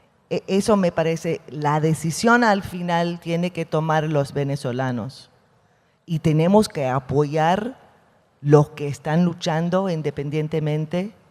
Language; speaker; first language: Spanish; non-native, fluent; English